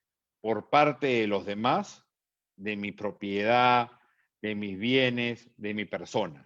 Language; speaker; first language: Spanish; native; Spanish